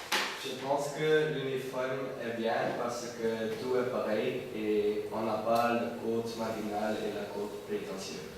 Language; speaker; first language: French; non-native, learner; Dutch